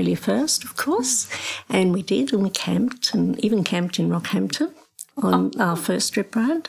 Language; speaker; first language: English; native; English